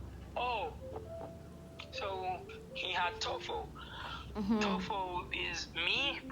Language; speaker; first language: English; non-native, learner; Haitian Creole